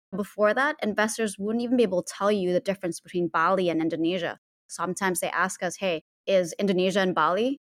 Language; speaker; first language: English; non-native, fluent; Indonesian